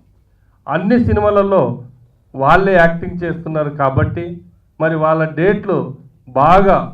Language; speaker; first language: Telugu; native; Telugu